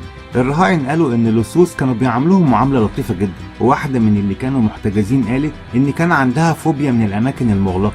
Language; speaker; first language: Arabic; native; Arabic